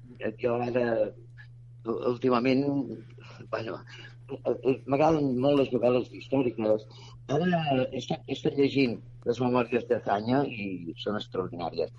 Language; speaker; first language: Catalan; native; Catalan